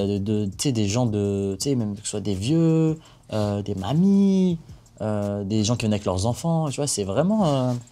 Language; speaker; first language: French; native; French